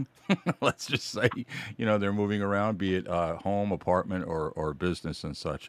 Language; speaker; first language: English; native; English